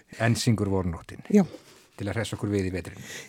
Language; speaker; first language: Icelandic; native; Icelandic